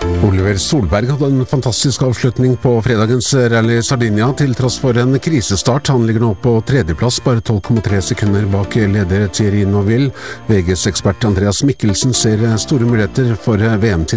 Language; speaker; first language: Norwegian; native; Norwegian